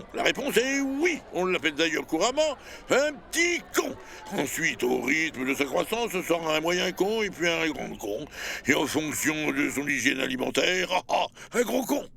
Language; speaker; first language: French; native; French